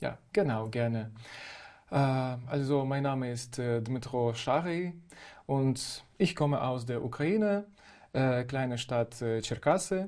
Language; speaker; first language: German; non-native, fluent; Ukrainian